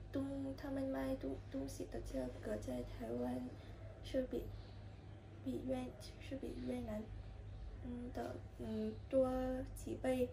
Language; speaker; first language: Chinese; non-native, learner; Vietnamese